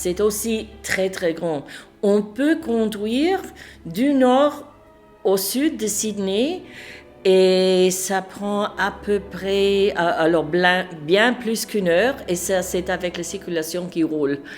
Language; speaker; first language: French; non-native, fluent; English